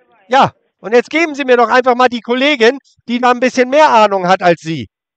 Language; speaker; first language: German; native; German